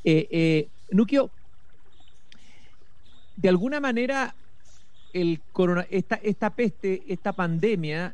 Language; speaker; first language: Spanish; native; Spanish